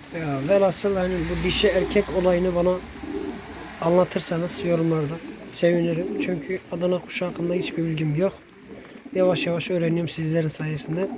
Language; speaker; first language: Turkish; native; Turkish